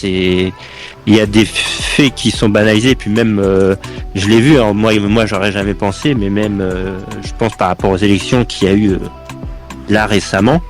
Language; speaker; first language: French; native; French